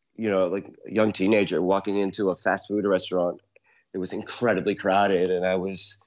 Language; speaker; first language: English; native; English